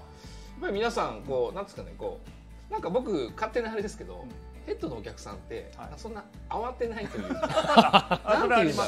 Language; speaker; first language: Japanese; native; Japanese